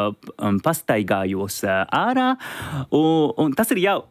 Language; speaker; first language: Latvian; non-native, learner; Japanese